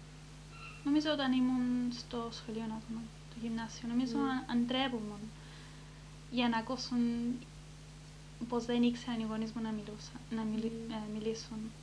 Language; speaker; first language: Greek; early bilingual, heritage; Greek